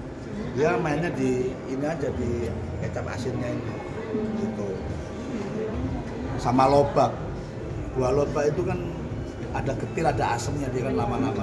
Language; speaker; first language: Indonesian; native; Indonesian